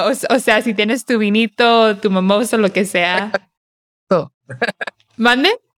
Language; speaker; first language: Spanish; early bilingual, heritage; Spanish